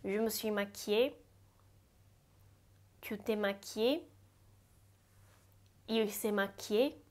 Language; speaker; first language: French; non-native, fluent; Japanese